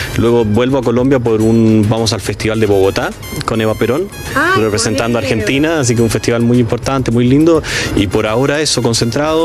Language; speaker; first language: Spanish; native; Spanish